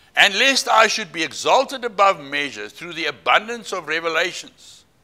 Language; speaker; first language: English; non-native, local second language; Afrikaans